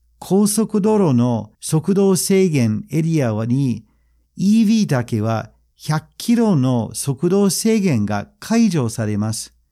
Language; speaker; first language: Japanese; non-native, fluent; English